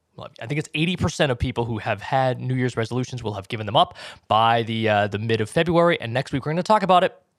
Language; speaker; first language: English; native; English